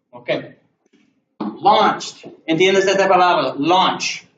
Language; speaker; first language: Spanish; non-native, learner; English